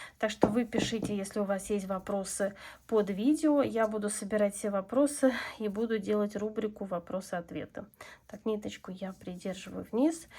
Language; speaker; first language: Russian; non-native, local second language; Latvian